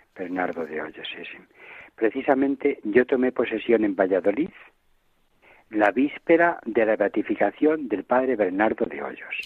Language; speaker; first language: Spanish; native; Spanish